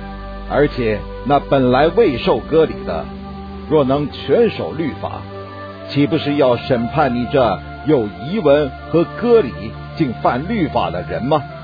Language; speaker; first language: Chinese; native; Chinese